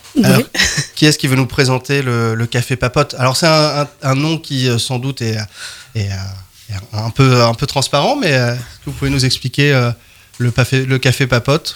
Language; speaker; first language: French; native; French